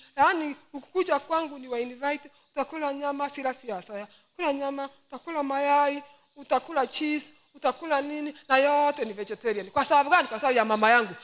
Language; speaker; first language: Swahili; non-native, local second language; Gusii